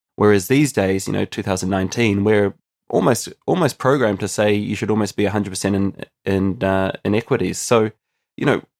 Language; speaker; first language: English; native; English